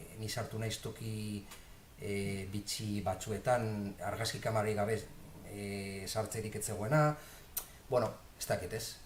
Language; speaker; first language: Basque; non-native, local second language; Spanish